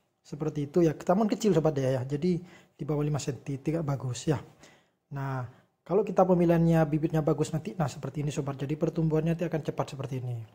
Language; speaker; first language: Indonesian; non-native, local second language; Javanese